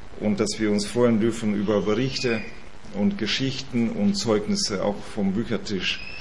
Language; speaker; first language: German; early bilingual, heritage; German